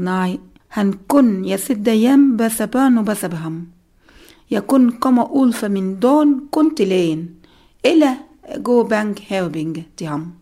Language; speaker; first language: Danish; non-native, learner; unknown